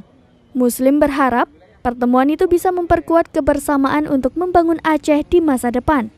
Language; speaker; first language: Indonesian; non-native, local second language; Achinese